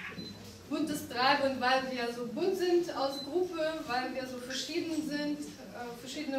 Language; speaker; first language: German; non-native, fluent; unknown